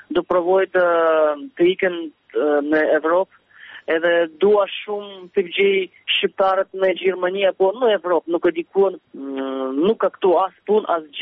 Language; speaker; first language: Albanian; early bilingual, heritage; Albanian